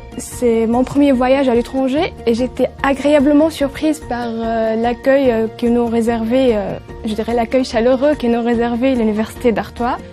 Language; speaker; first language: French; non-native, local second language; Arabic